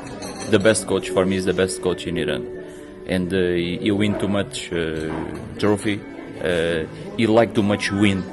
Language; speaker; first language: English; non-native, learner; Portuguese